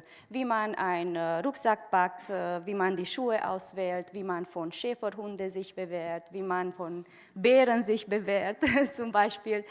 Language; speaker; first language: German; non-native, fluent; Romanian